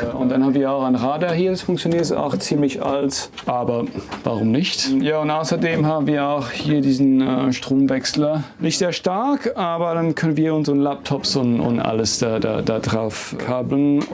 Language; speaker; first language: German; non-native, fluent; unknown